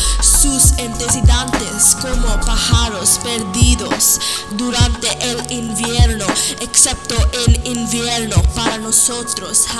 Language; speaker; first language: Spanish; non-native, learner; English